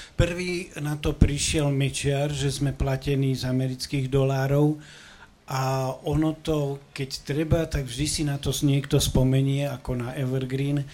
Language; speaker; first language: Slovak; native; Slovak